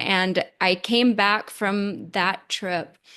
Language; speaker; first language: English; native; English